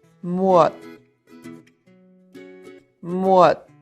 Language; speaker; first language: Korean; non-native, fluent; Polish